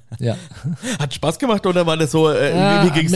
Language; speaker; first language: German; native; German